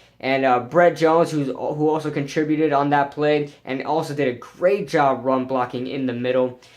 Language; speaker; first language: English; native; English